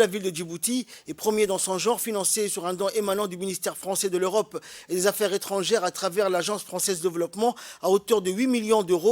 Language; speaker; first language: French; native; French